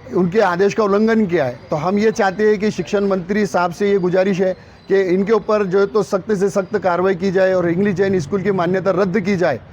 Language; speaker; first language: Hindi; non-native, local second language; Urdu